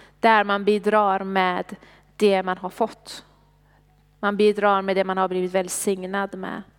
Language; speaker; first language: Swedish; non-native, fluent; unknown